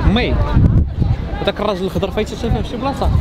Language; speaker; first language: Arabic; native; Arabic